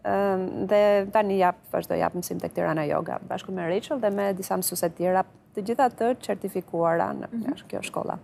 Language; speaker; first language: Albanian; native; Albanian